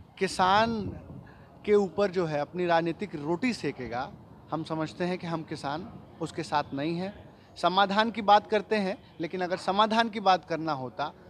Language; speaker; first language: Hindi; native; Hindi